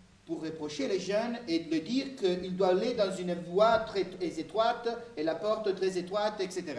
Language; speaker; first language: French; native; French